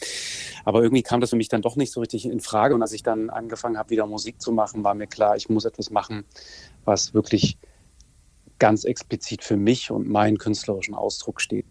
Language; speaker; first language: German; native; German